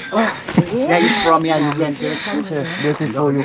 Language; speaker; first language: English; non-native, learner; Thai